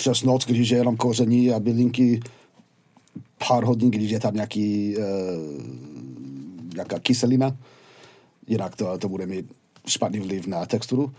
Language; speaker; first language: Czech; non-native, fluent; English